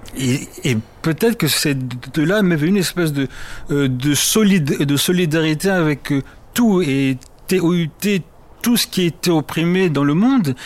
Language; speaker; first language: French; early bilingual, other home language; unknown